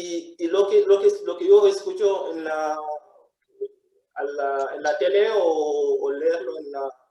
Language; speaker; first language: Spanish; non-native, fluent; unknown